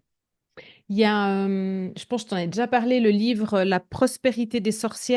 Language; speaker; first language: French; native; French